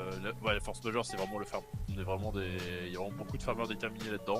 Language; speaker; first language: French; native; French